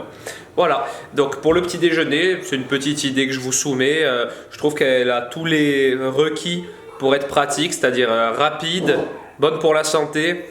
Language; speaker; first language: French; native; French